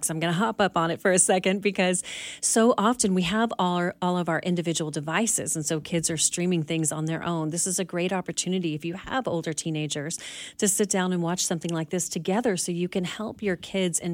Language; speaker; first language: English; native; English